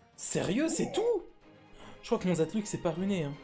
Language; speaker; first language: French; native; French